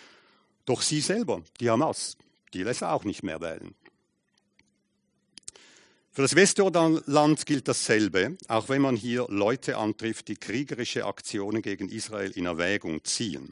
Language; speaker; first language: German; native; German